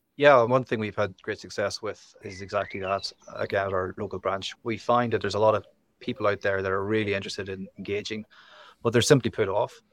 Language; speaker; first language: English; native; English